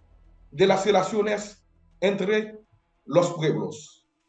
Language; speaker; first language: Spanish; non-native, fluent; Haitian Creole